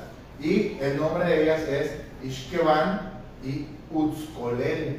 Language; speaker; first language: Spanish; native; Spanish